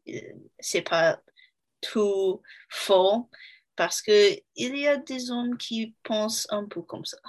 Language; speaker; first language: French; non-native, learner; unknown